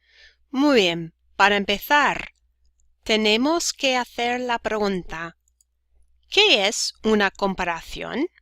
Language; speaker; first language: Spanish; non-native, fluent; English